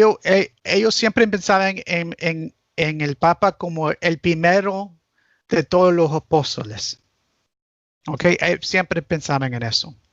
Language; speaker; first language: Spanish; early bilingual, heritage; Spanish